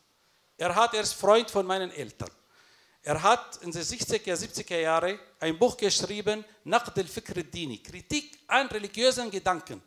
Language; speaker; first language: German; non-native, fluent; Arabic